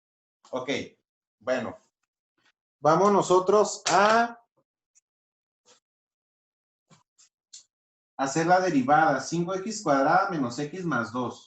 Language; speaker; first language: Spanish; native; Spanish